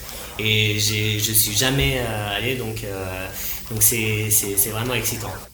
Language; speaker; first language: French; non-native, fluent; Japanese